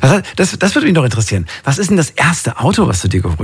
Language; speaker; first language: German; native; German